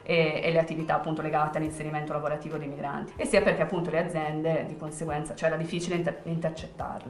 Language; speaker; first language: Italian; native; Italian